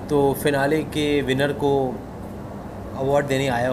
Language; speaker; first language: Hindi; native; Hindi